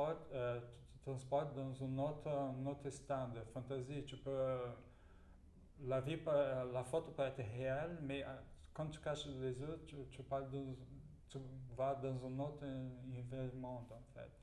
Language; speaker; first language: French; non-native, fluent; Portuguese